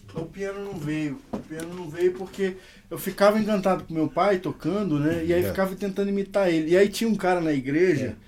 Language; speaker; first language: Portuguese; native; Portuguese